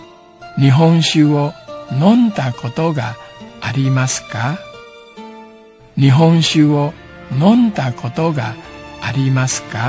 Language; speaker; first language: Japanese; non-native, fluent; Min Nan Chinese